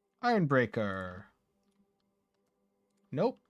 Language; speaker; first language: English; native; English